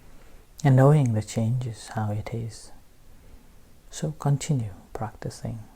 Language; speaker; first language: English; non-native, fluent; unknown